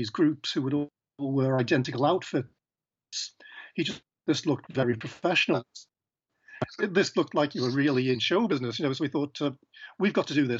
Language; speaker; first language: English; native; English